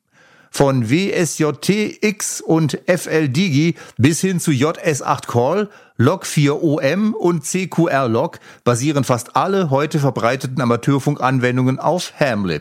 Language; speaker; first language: German; native; German